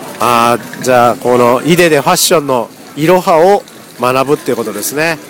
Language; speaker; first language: Japanese; native; Japanese